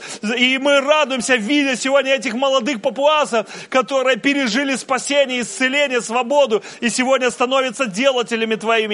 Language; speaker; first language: Russian; native; Russian